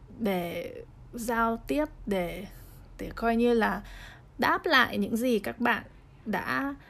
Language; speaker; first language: Vietnamese; early bilingual, heritage; Vietnamese